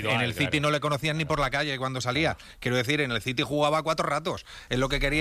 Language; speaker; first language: Spanish; native; Spanish